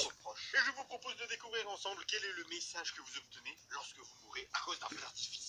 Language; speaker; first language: French; native; French